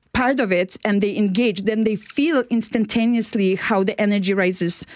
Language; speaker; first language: English; non-native, fluent; Polish